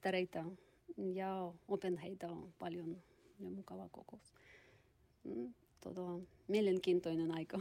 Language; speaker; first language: Finnish; non-native, learner; Russian